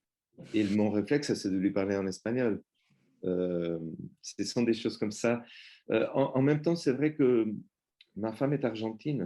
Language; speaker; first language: French; non-native, fluent; Spanish